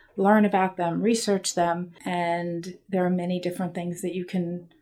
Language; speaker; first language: English; native; English